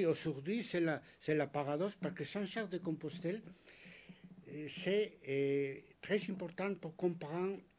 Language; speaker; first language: French; non-native, fluent; Spanish